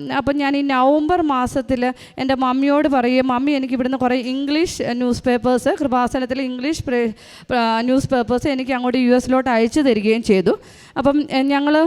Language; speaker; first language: Malayalam; native; Malayalam